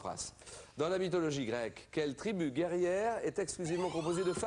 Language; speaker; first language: French; native; French